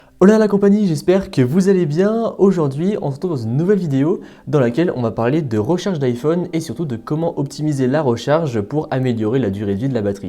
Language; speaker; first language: French; native; French